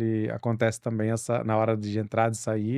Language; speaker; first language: Portuguese; native; Portuguese